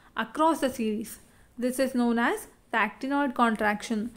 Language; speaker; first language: English; non-native, local second language; Kannada